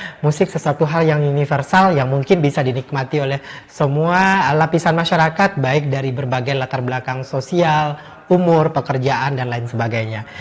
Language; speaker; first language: Indonesian; native; Indonesian